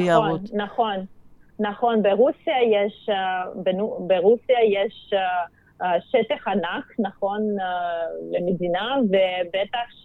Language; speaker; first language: Hebrew; non-native, fluent; Russian